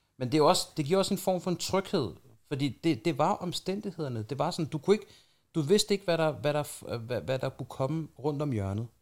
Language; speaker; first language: Danish; early bilingual, other home language; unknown